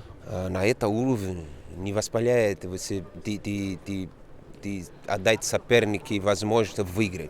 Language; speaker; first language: Russian; non-native, fluent; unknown